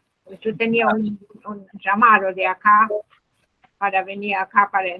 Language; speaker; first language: Spanish; non-native, fluent; German